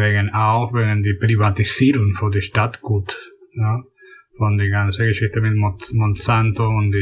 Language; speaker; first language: German; non-native, fluent; Spanish